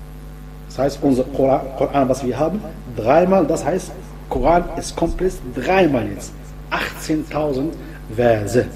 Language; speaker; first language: German; non-native, fluent; Arabic